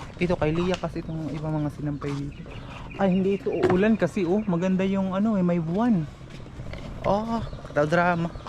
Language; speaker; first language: Filipino; non-native, local second language; Cebuano